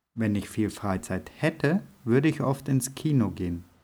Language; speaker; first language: German; native; German